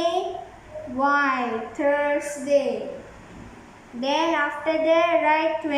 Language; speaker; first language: English; non-native, learner; Malay